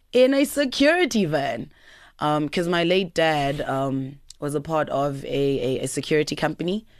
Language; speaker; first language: English; native; English